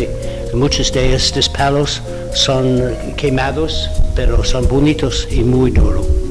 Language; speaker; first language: Spanish; non-native, learner; English